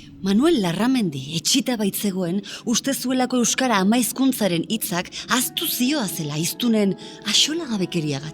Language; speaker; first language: Basque; native; Basque